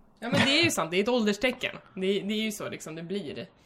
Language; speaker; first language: Swedish; native; Swedish